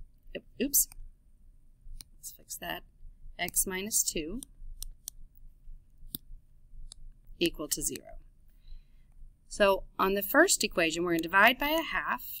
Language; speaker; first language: English; native; English